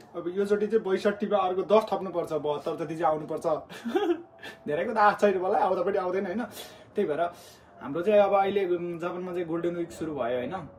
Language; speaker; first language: Nepali; native; Nepali